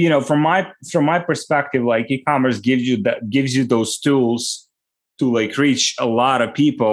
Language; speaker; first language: English; non-native, fluent; Ukrainian